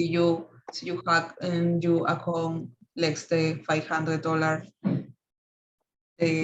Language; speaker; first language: English; non-native, learner; Spanish